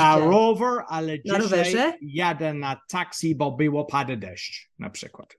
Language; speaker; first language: Polish; non-native, learner; English